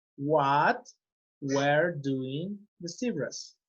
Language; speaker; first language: English; non-native, fluent; Spanish